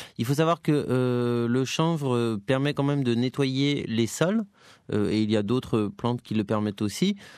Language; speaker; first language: French; native; French